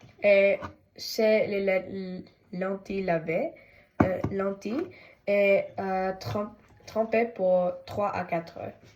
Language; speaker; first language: French; non-native, learner; Tamil